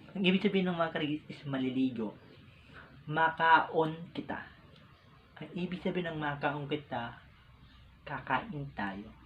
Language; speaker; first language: Filipino; non-native, local second language; Bikol